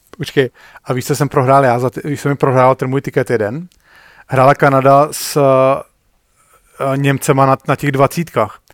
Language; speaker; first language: Czech; native; Czech